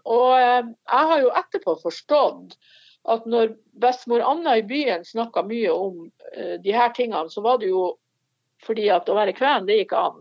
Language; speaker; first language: Norwegian; native; Norwegian